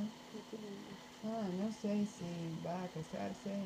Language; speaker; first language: Spanish; non-native, learner; English